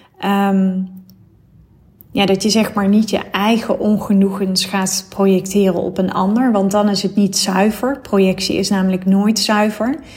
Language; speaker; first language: Dutch; native; Dutch